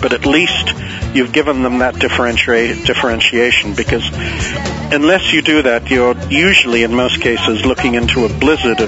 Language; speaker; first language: English; native; English